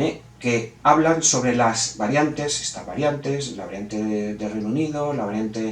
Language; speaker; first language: Spanish; native; Spanish